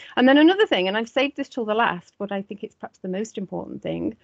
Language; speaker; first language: English; native; English